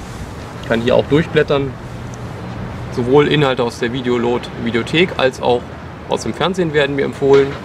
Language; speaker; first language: German; native; German